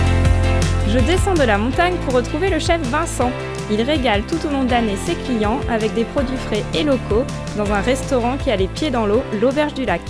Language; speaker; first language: French; native; French